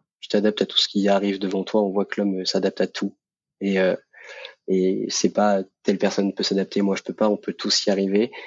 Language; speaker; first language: French; native; French